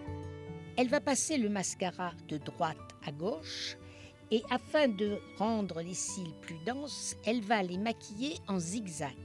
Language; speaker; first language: French; native; French